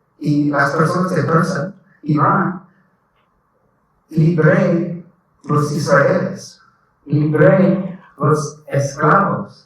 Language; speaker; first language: Spanish; non-native, learner; English